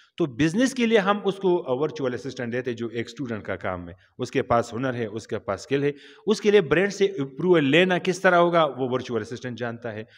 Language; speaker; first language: Urdu; non-native, local second language; Pashto